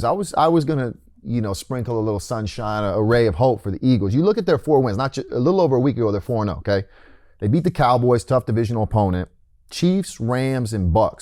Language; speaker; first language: English; native; English